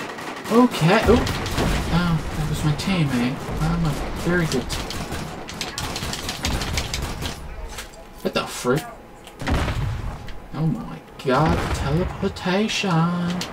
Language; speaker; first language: English; native; English